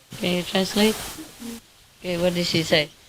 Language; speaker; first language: English; non-native, fluent; Vietnamese